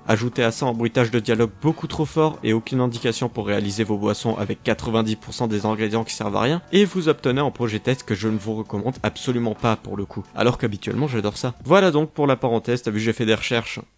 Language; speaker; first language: French; native; French